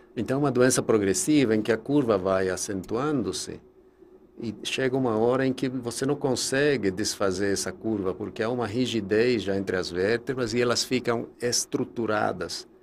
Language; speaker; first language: Portuguese; non-native, fluent; Spanish